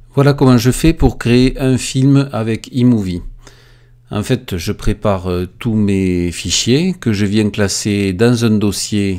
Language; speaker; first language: French; native; French